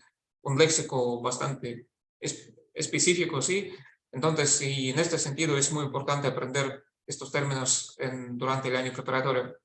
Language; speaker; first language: Spanish; non-native, fluent; Russian